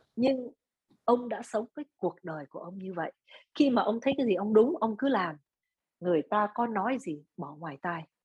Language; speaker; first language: Vietnamese; early bilingual, other home language; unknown